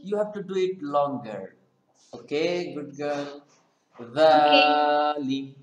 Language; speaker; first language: English; non-native, fluent; Bangla